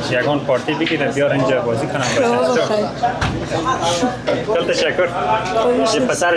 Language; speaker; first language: Persian; native; Persian